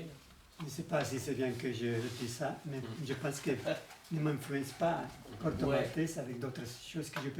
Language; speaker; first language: French; non-native, learner; Spanish